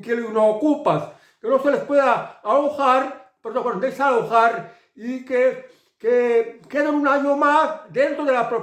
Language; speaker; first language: Spanish; native; Spanish